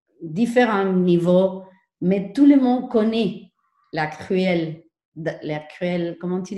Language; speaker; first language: French; non-native, learner; Spanish